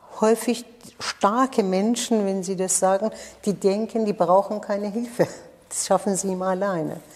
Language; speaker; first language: German; non-native, fluent; Persian